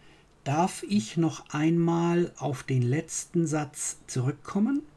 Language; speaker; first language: German; non-native, fluent; English